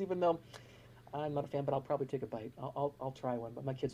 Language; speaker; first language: English; native; English